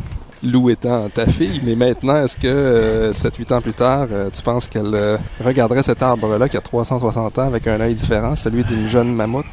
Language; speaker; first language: French; native; French